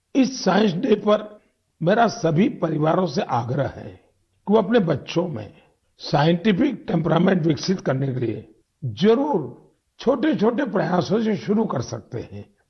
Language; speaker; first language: Hindi; non-native, local second language; Gujarati